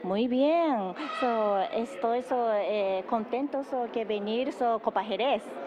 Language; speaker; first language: Spanish; non-native, learner; Japanese